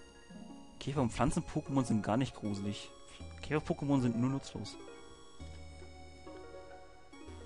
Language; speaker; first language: German; native; German